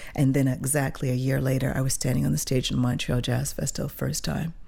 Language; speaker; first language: English; early bilingual, other home language; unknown